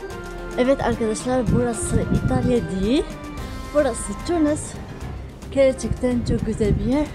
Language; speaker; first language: Turkish; non-native, learner; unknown